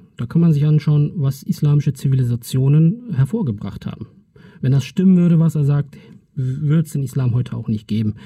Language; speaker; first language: German; early bilingual, other home language; Turkish